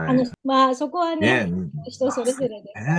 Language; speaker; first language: Japanese; native; Japanese